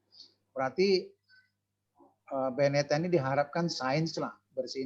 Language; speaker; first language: Indonesian; native; Indonesian